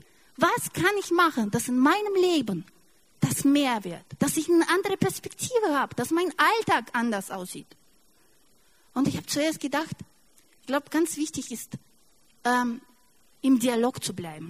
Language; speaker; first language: German; non-native, fluent; Russian